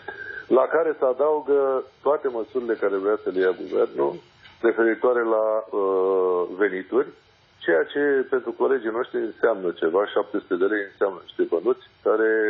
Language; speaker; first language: Romanian; native; Romanian